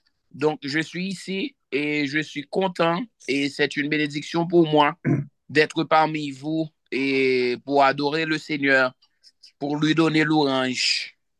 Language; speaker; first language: French; native; French